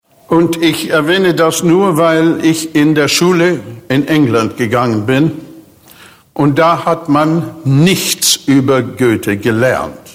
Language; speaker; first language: German; non-native, fluent; English